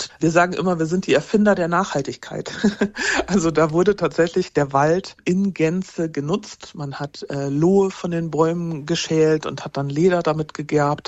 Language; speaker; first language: German; native; German